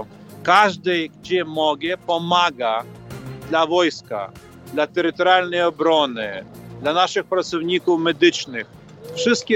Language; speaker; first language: Polish; non-native, fluent; Ukrainian